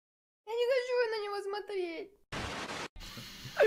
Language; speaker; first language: Russian; native; Russian